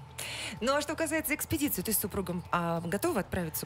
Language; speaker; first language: Russian; native; Russian